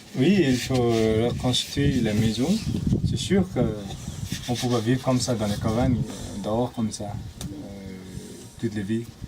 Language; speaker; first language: French; non-native, fluent; Nepali